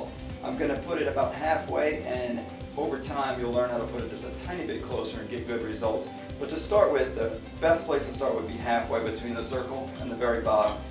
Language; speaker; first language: English; native; English